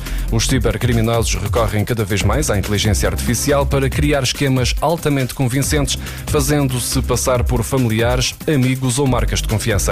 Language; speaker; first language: Portuguese; native; Portuguese